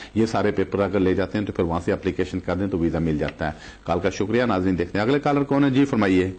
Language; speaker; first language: Urdu; non-native, local second language; Punjabi